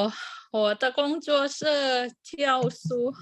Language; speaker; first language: Chinese; non-native, learner; Indonesian